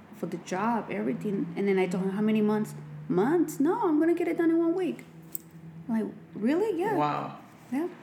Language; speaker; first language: English; non-native, fluent; Spanish